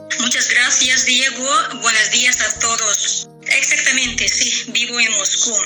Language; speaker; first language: Spanish; non-native, fluent; Russian